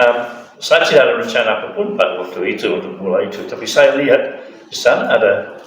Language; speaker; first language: Indonesian; non-native, fluent; English